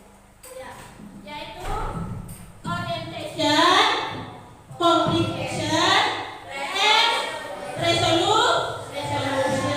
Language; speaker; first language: English; non-native, learner; Indonesian